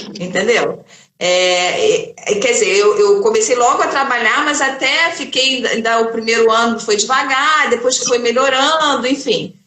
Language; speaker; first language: Portuguese; native; Portuguese